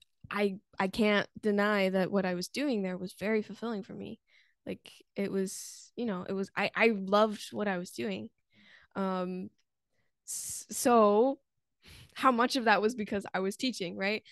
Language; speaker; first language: English; native; English